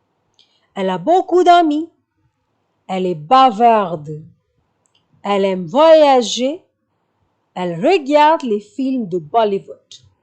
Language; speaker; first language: French; non-native, fluent; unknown